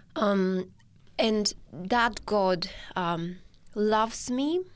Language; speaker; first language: English; non-native, fluent; Japanese